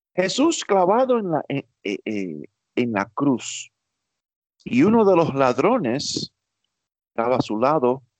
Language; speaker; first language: Spanish; early bilingual, heritage; Spanish